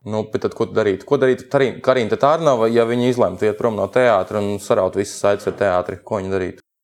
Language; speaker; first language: Latvian; native; Latvian